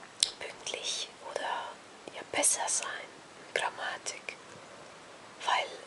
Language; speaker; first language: German; non-native, fluent; Hungarian